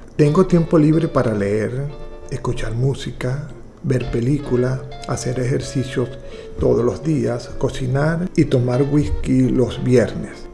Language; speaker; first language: Spanish; native; Spanish